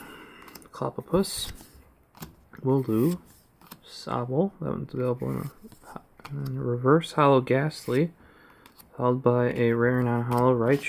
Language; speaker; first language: English; native; English